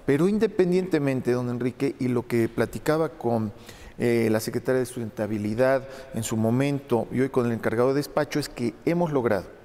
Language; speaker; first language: Spanish; native; Spanish